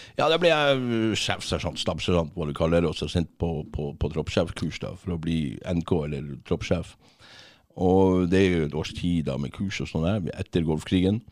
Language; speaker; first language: Norwegian; native; Norwegian